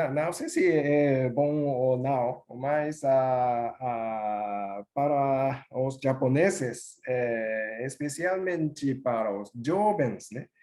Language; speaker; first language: Portuguese; non-native, learner; Japanese